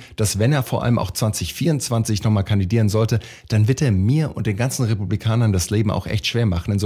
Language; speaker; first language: German; native; German